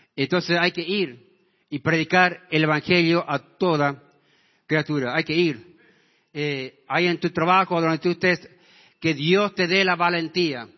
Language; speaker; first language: Spanish; non-native, fluent; English